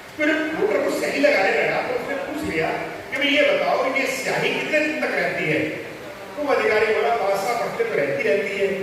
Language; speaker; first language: Hindi; non-native, local second language; Punjabi